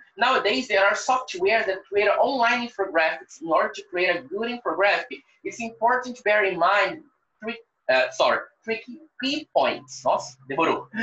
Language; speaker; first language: English; non-native, fluent; Portuguese